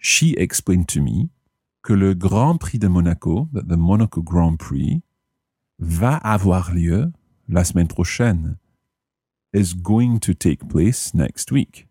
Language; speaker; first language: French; non-native, fluent; English